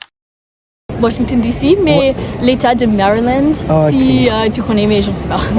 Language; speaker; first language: French; non-native, learner; English